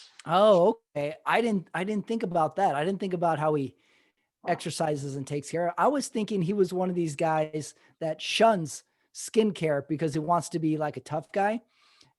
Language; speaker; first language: English; native; English